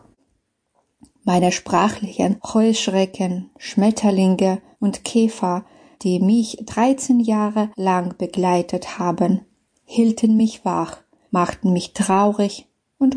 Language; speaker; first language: German; non-native, fluent; Belarusian